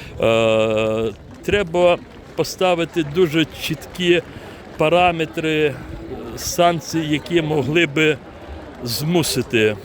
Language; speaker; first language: Ukrainian; non-native, local second language; Crimean Tatar